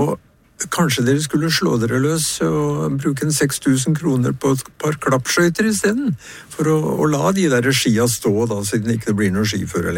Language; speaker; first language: Norwegian; native; Norwegian